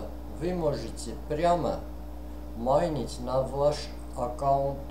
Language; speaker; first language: Russian; non-native, fluent; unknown